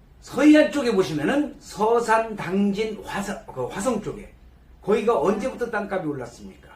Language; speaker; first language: Korean; native; Korean